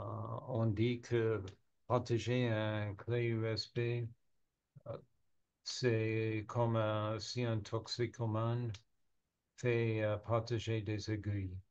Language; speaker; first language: French; non-native, learner; English